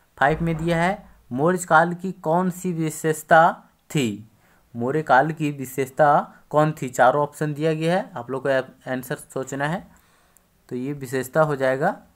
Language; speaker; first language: Hindi; native; Hindi